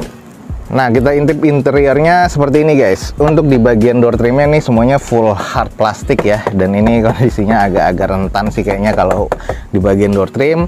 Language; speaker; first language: Indonesian; native; Indonesian